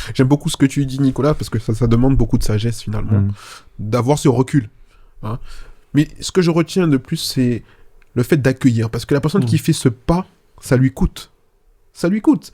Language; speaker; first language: French; native; French